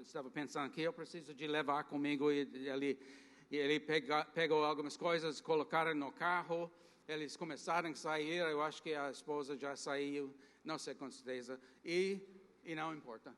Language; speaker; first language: Portuguese; non-native, fluent; English